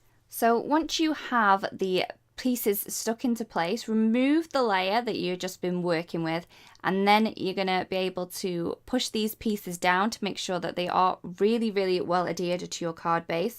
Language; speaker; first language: English; native; English